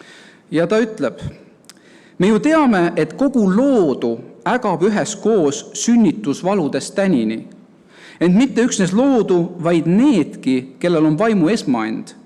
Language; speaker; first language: Estonian; native; Estonian